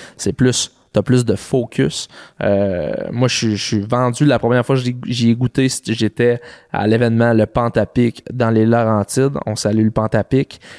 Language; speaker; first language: French; native; French